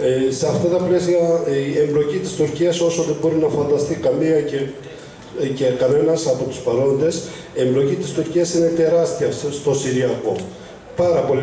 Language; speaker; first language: Greek; non-native, fluent; Arabic